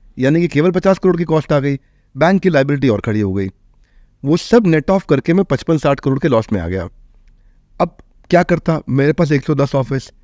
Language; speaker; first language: Hindi; native; Hindi